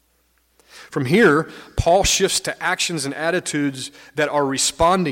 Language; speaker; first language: English; native; English